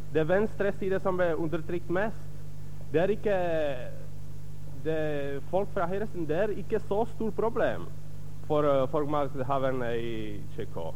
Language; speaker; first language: Norwegian; non-native, fluent; Czech